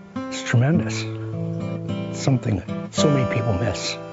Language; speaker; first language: English; native; English